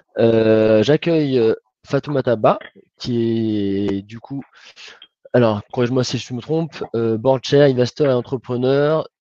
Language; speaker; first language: French; native; French